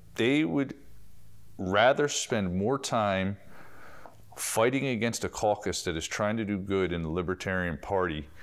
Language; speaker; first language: English; native; English